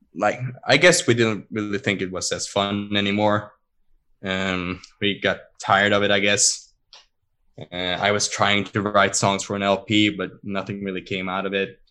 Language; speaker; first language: English; non-native, fluent; Swedish